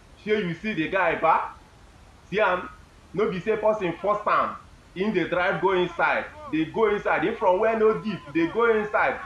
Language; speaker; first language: Nigerian Pidgin; non-native, local second language; Igbo